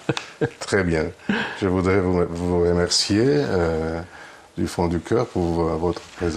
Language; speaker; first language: French; non-native, fluent; Greek